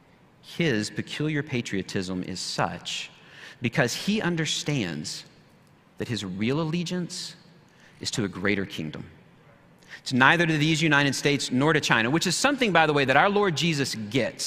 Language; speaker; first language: English; native; English